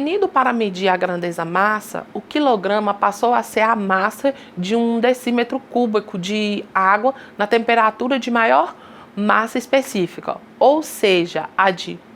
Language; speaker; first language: Portuguese; native; Portuguese